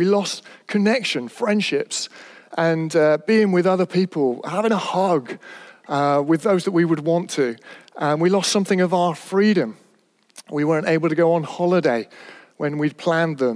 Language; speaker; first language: English; native; English